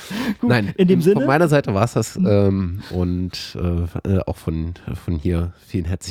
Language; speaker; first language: German; native; German